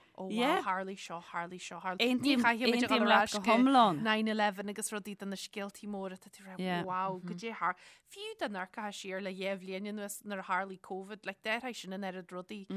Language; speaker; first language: Irish; native; Irish